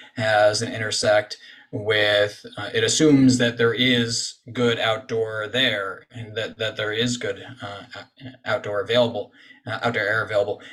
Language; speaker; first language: English; native; English